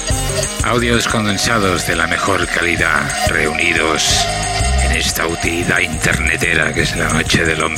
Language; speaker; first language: Spanish; native; Spanish